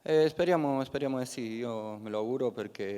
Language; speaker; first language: Italian; non-native, learner; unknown